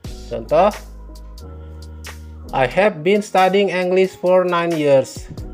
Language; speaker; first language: English; non-native, fluent; Indonesian